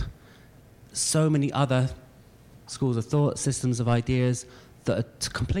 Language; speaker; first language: English; native; English